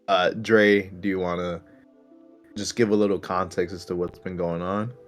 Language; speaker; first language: English; native; English